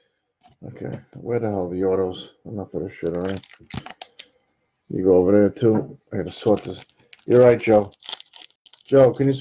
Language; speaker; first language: English; native; English